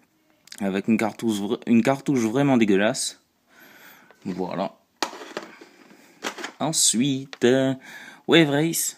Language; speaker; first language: French; native; French